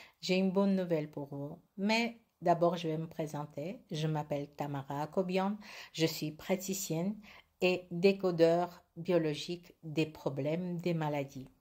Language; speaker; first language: French; non-native, learner; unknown